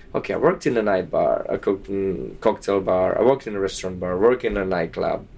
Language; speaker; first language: English; non-native, fluent; Slovak